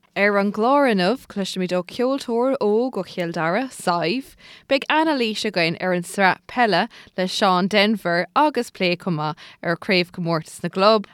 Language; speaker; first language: Irish; native; Irish